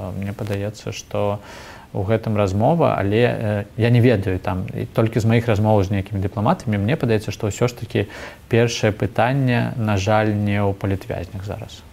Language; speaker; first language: Belarusian; non-native, local second language; Russian